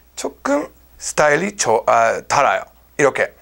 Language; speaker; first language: Korean; non-native, learner; English